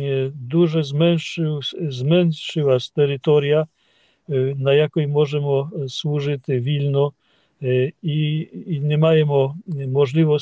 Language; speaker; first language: Ukrainian; non-native, fluent; Polish